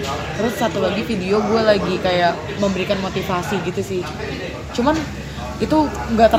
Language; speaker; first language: Indonesian; native; Indonesian